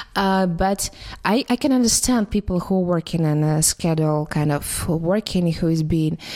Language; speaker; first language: English; non-native, fluent; Russian